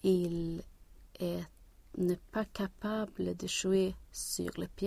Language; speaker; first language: French; non-native, learner; Swedish